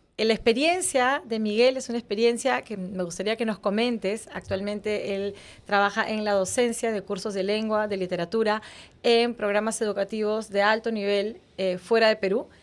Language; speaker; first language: Spanish; native; Spanish